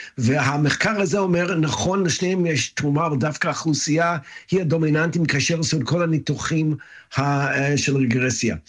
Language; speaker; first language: Hebrew; non-native, fluent; English